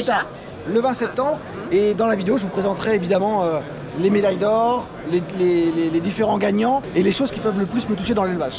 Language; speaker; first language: French; native; French